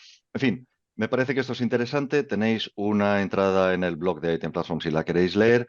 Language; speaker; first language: Spanish; native; Spanish